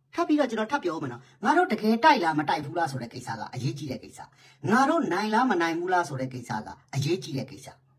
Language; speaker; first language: Burmese; non-native, local second language; S'gaw Karen